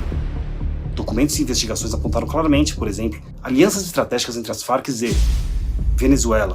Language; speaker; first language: Portuguese; native; Portuguese